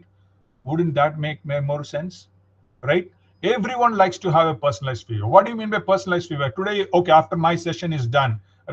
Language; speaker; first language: English; non-native, local second language; Tamil